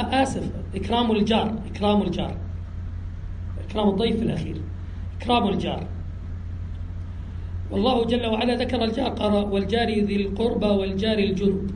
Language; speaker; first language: Arabic; native; Arabic